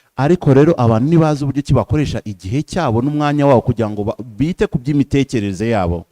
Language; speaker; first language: Kinyarwanda; native; Kinyarwanda